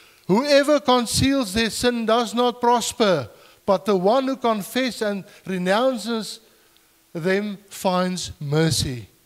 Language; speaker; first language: English; non-native, local second language; Afrikaans